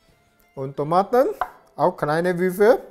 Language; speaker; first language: German; non-native, learner; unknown